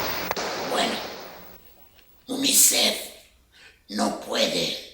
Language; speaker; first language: Spanish; non-native, fluent; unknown